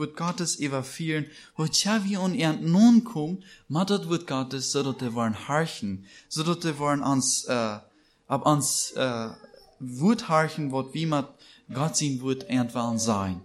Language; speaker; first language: German; non-native, learner; Plautdietsch